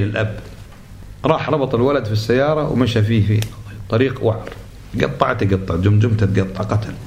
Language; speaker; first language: Arabic; native; Arabic